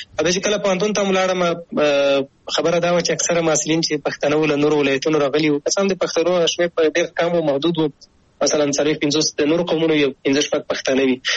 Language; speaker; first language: Pashto; native; Pashto